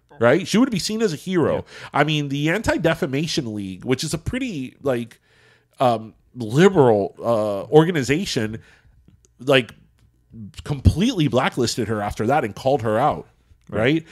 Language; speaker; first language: English; early bilingual, other home language; Spanish